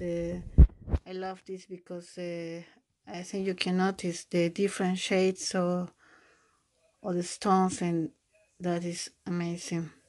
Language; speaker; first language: English; non-native, learner; Spanish